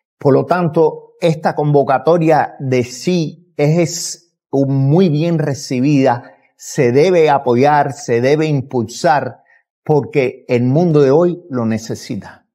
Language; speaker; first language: Spanish; native; Spanish